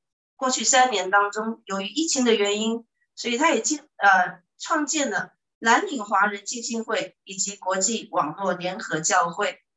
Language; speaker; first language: Chinese; native; Chinese